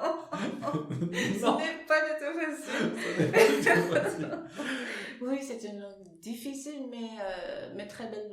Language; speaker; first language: French; non-native, fluent; Japanese